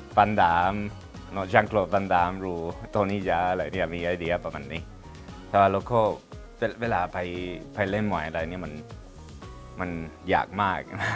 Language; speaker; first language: Thai; non-native, learner; Spanish